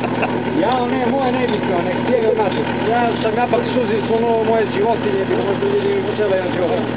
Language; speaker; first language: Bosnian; non-native, learner; Bulgarian